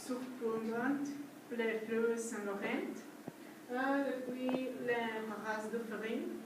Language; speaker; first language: French; non-native, learner; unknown